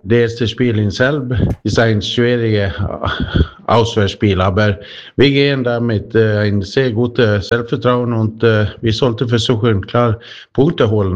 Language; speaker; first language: German; non-native, fluent; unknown